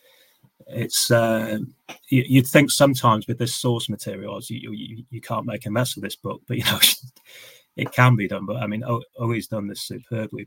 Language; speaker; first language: English; native; English